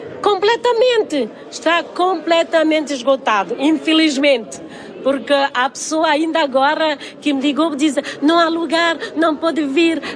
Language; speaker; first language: Portuguese; non-native, local second language; Kabuverdianu